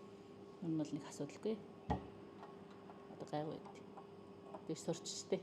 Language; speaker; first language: Mongolian; native; Mongolian